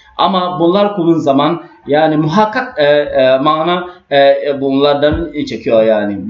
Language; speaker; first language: Turkish; non-native, learner; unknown